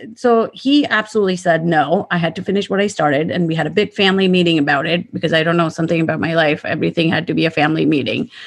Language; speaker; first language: English; non-native, local second language; Gujarati